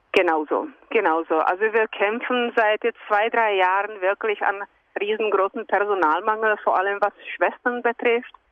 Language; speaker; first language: German; non-native, fluent; Czech